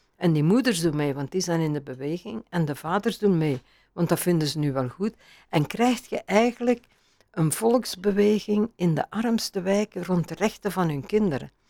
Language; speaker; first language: Dutch; native; Dutch